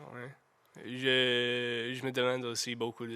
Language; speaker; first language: French; non-native, learner; English